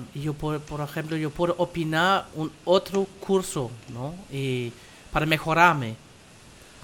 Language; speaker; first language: Spanish; non-native, fluent; German